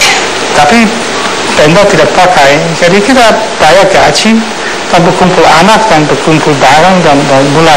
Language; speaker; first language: Indonesian; non-native, fluent; Dutch